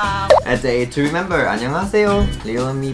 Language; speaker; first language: Korean; non-native, fluent; German